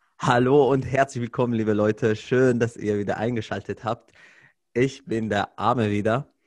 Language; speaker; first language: German; non-native, fluent; Arabic